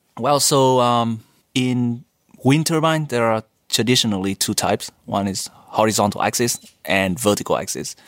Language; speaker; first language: English; non-native, fluent; Vietnamese